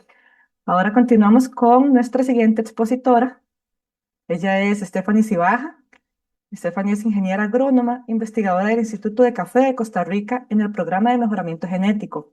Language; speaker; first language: Spanish; native; Spanish